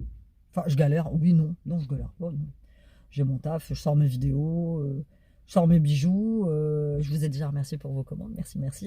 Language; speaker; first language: French; native; French